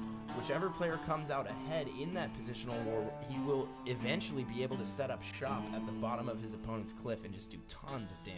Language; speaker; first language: English; native; English